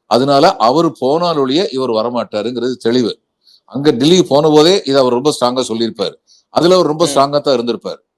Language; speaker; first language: Tamil; native; Tamil